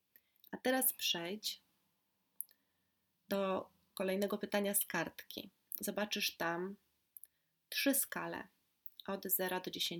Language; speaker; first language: Polish; native; Polish